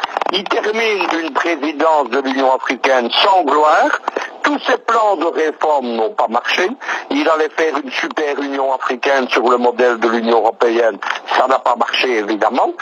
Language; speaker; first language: French; native; French